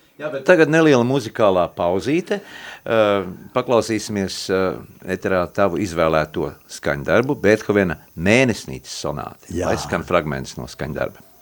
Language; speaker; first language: Latvian; native; Latvian